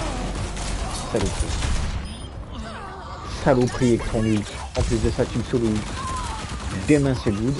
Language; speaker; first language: French; native; French